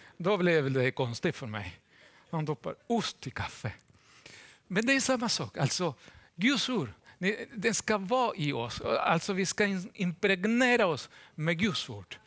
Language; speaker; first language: Swedish; non-native, fluent; Spanish